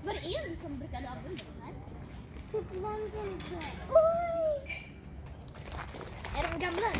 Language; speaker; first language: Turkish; early bilingual, other home language; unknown